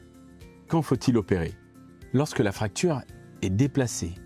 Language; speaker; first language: French; native; French